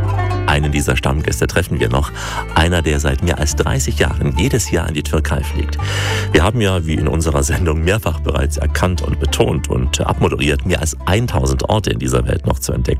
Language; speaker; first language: German; native; German